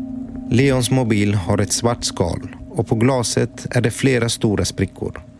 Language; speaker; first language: Swedish; native; Swedish